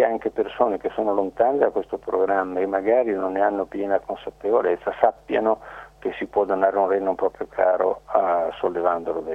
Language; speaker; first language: Italian; native; Italian